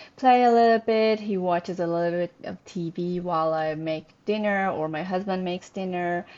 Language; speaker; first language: English; non-native, fluent; Persian